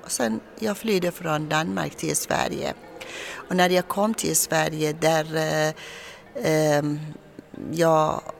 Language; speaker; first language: Swedish; non-native, fluent; Persian